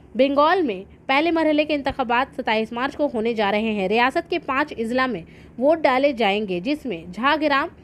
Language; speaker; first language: Urdu; native; Urdu